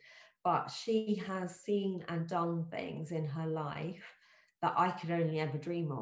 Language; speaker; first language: English; native; English